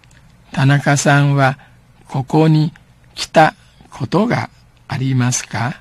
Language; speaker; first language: Japanese; non-native, fluent; Min Nan Chinese